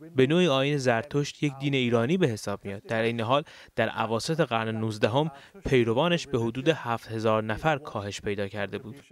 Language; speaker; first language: Persian; early bilingual, heritage; Arabic